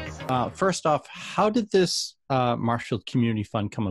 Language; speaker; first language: English; native; English